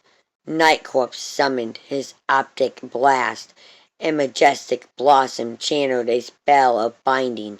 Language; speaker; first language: English; native; English